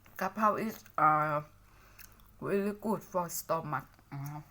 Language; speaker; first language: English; non-native, learner; Thai